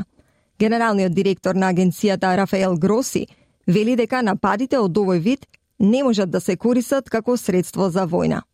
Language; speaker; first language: Macedonian; native; Macedonian